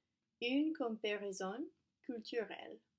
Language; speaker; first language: French; non-native, learner; English